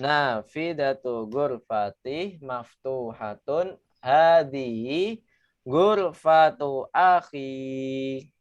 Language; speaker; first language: Arabic; non-native, fluent; Indonesian